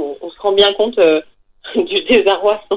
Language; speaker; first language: French; native; French